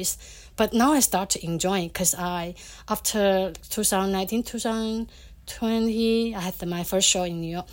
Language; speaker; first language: English; non-native, fluent; Chinese